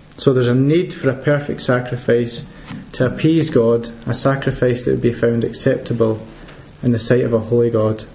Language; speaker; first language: English; native; English